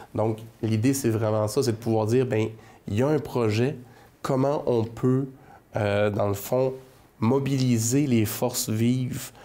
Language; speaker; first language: French; native; French